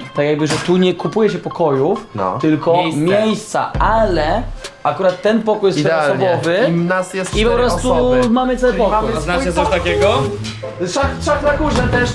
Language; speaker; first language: Polish; native; Polish